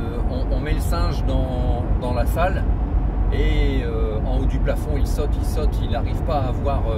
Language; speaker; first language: French; native; French